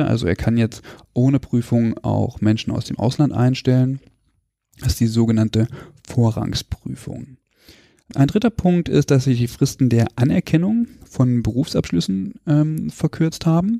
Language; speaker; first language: German; native; German